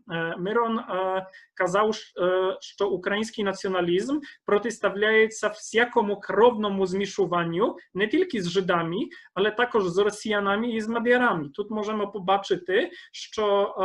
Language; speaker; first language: Ukrainian; non-native, fluent; Polish